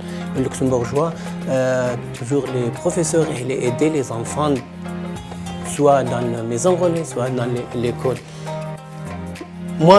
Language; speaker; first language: French; non-native, learner; Arabic